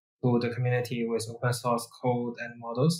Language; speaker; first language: English; non-native, fluent; Chinese